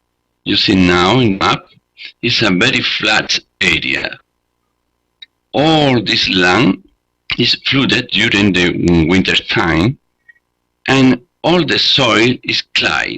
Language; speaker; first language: English; non-native, learner; Spanish